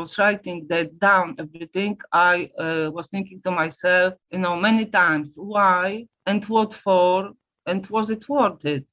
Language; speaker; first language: English; non-native, fluent; Polish